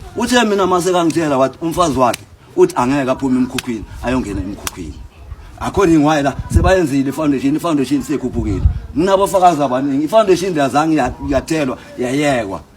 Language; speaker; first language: Zulu; native; Zulu